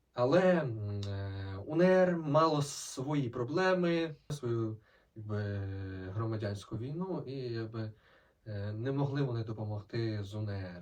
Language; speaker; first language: Ukrainian; native; Ukrainian